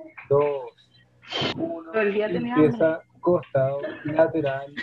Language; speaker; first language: Spanish; native; Spanish